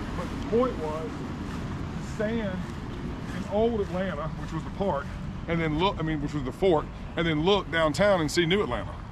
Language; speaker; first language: English; native; English